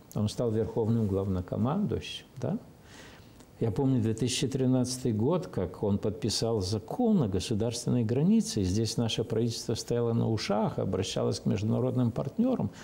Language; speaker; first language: Russian; non-native, local second language; Romanian